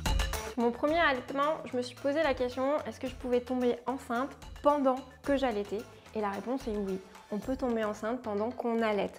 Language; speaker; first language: French; native; French